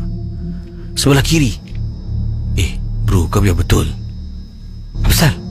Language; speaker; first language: Malay; native; Malay